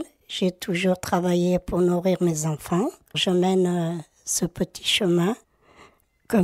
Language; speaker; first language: French; early bilingual, other home language; Portuguese